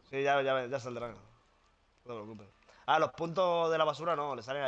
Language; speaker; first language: Spanish; native; Spanish